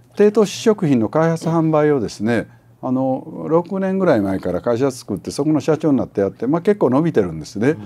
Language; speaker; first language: Japanese; native; Japanese